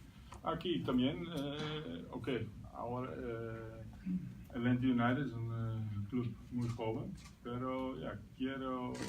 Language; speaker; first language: Spanish; non-native, learner; Dutch